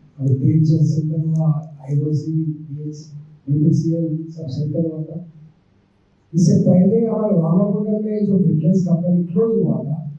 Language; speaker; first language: Hindi; non-native, local second language; Telugu